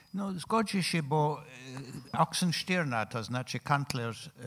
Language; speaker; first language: Polish; non-native, fluent; English